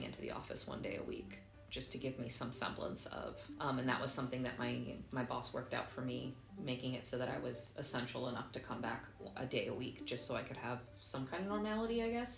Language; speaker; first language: English; native; English